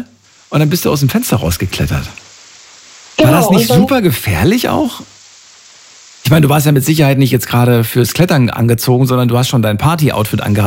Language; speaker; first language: German; native; German